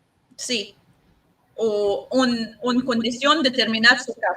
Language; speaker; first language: Spanish; non-native, learner; English